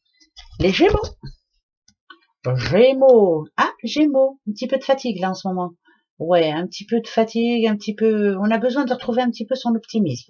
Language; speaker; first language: French; native; French